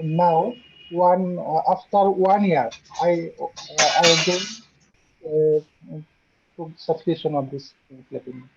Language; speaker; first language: English; non-native, learner; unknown